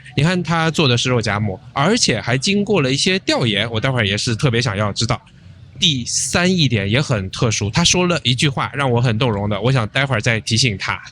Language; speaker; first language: Chinese; native; Chinese